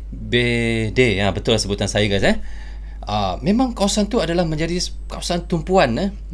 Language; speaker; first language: Malay; native; Malay